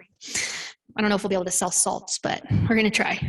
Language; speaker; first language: English; native; English